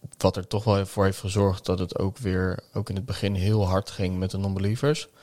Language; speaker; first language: Dutch; native; Dutch